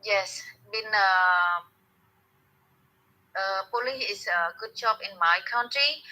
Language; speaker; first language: English; non-native, learner; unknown